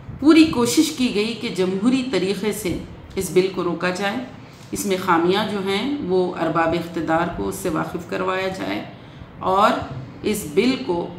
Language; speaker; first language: Urdu; native; Urdu